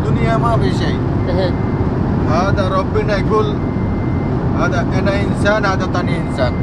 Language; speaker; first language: Arabic; non-native, learner; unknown